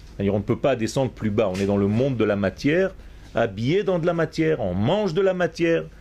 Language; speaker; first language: French; non-native, fluent; Hebrew